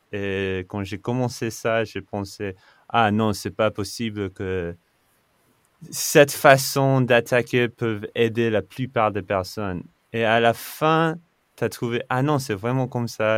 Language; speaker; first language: French; non-native, fluent; English